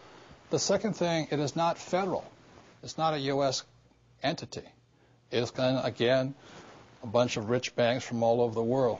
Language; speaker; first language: English; native; English